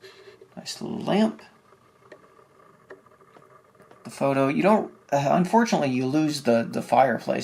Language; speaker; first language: English; native; English